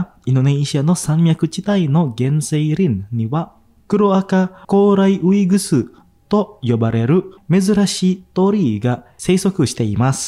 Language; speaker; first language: Japanese; non-native, fluent; Indonesian